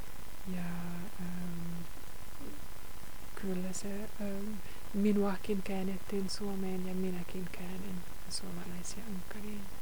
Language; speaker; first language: Finnish; non-native, fluent; Hungarian